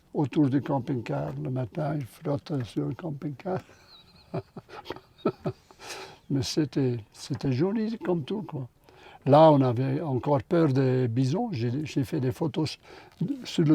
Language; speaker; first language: French; non-native, local second language; Dutch